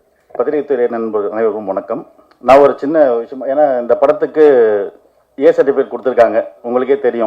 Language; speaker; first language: Tamil; native; Tamil